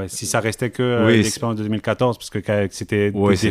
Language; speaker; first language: French; native; French